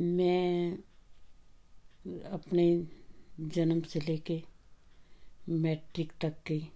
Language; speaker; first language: Hindi; native; Hindi